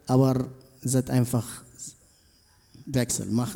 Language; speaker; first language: German; non-native, learner; Arabic